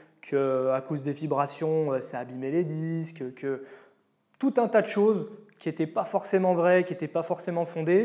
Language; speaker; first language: French; native; French